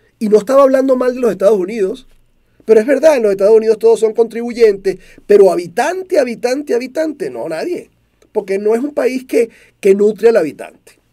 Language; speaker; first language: Spanish; native; Spanish